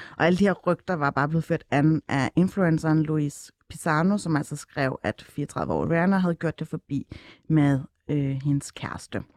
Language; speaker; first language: Danish; early bilingual, other home language; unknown